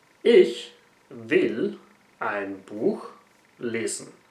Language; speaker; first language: German; non-native, fluent; English